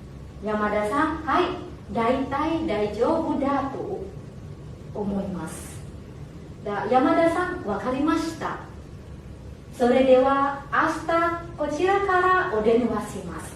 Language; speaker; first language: Japanese; non-native, fluent; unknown